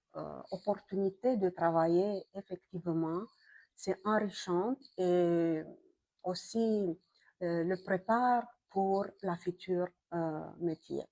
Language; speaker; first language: French; non-native, fluent; Romanian